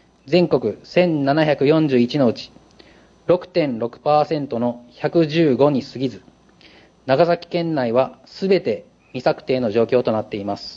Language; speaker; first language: Japanese; native; Japanese